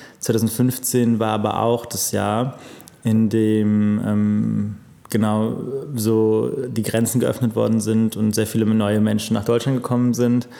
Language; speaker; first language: German; native; German